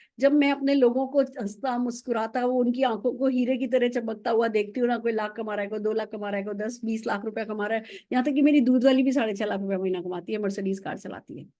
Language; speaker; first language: Hindi; native; Hindi